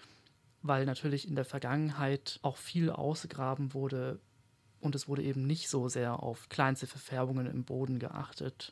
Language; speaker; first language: German; native; German